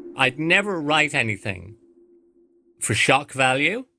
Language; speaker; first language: English; native; English